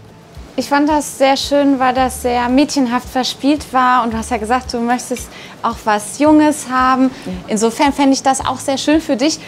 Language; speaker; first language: German; native; German